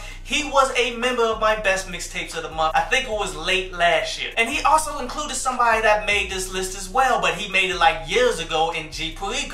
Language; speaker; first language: English; native; English